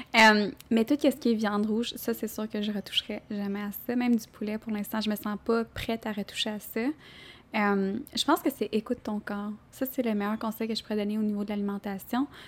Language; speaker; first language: French; native; French